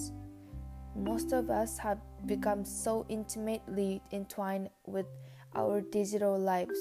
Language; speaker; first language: English; non-native, learner; Japanese